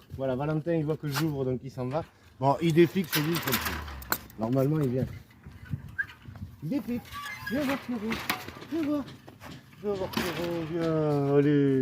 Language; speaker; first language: French; native; French